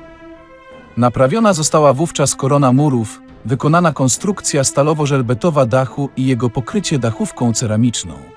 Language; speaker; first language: Polish; native; Polish